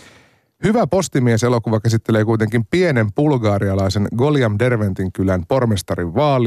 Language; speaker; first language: Finnish; native; Finnish